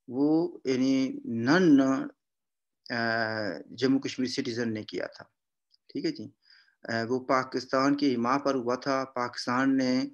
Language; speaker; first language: Urdu; non-native, local second language; Punjabi